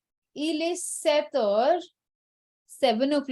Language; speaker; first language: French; non-native, fluent; Hindi